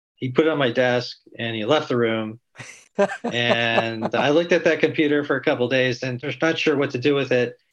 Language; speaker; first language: English; native; English